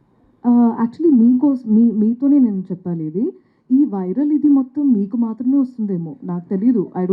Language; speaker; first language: Telugu; non-native, local second language; Malayalam